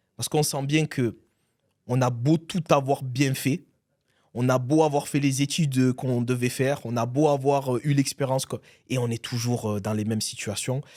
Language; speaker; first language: French; early bilingual, other home language; Arabic